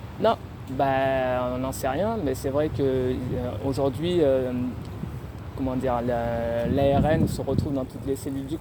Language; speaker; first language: French; native; French